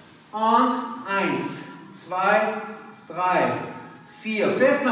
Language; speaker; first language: German; native; German